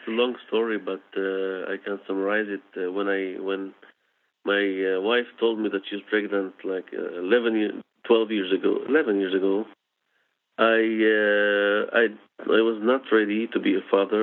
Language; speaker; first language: English; non-native, fluent; Hebrew